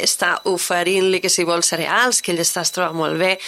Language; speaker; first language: Catalan; native; Catalan